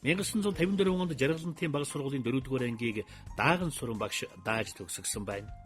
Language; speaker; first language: Mongolian; native; Mongolian